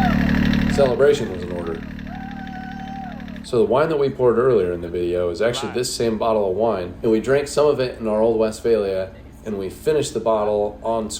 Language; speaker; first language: English; native; English